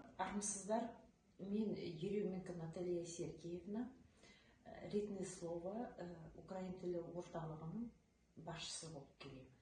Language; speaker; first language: Kazakh; non-native, local second language; Ukrainian